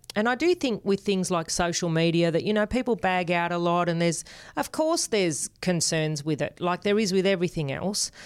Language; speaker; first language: English; non-native, local second language; Spanish